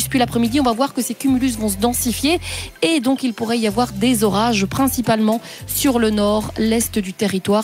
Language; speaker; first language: French; native; French